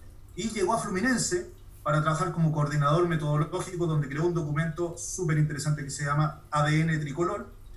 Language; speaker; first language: Spanish; native; Spanish